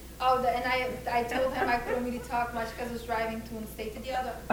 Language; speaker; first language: English; non-native, fluent; Portuguese